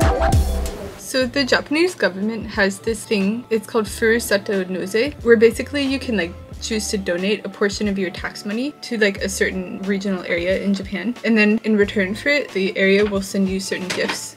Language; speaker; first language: English; native; English